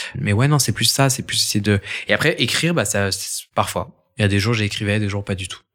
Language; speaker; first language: French; native; French